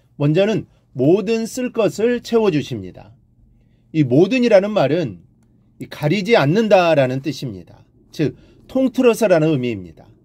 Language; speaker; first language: Korean; native; Korean